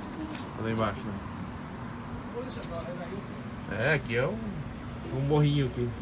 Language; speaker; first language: Portuguese; native; Portuguese